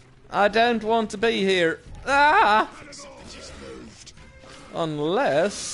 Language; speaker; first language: English; native; English